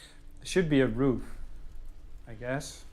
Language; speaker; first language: English; non-native, fluent; Dutch